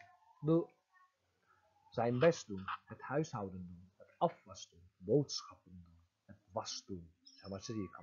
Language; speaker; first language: Dutch; non-native, fluent; Turkish